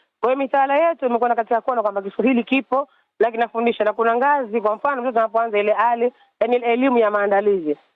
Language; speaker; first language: Swahili; native; Swahili